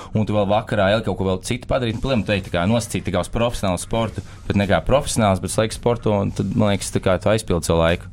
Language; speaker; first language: Latvian; native; Latvian